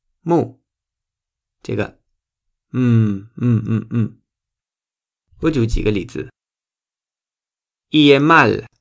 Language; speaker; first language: Chinese; non-native, fluent; Spanish